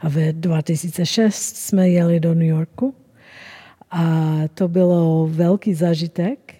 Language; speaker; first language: Czech; non-native, fluent; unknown